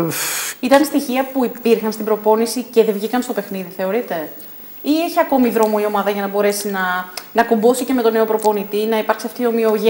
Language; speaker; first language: Greek; native; Greek